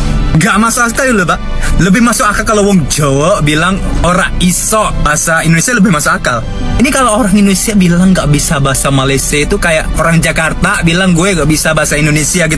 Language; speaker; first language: Indonesian; non-native, fluent; Thai